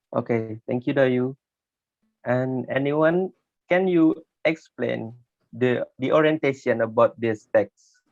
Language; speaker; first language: English; non-native, learner; Indonesian